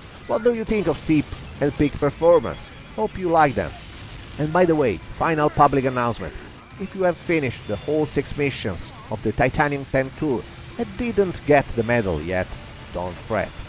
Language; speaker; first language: English; non-native, fluent; Italian